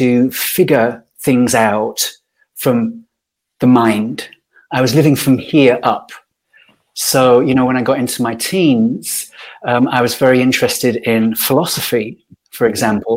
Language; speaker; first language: English; native; English